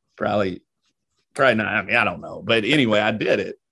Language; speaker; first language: English; native; English